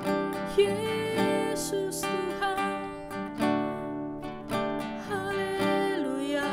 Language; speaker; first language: Indonesian; native; Indonesian